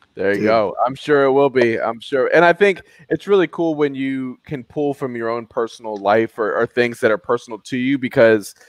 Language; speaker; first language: English; native; English